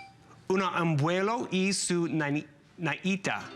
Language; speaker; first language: Spanish; non-native, learner; English